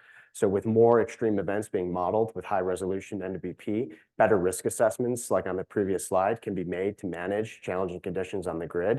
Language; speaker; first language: English; native; English